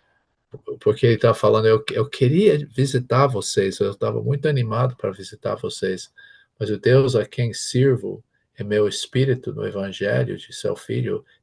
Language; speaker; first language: Portuguese; non-native, fluent; English